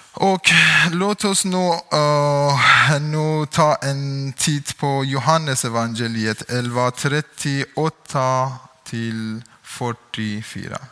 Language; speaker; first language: Swedish; non-native, learner; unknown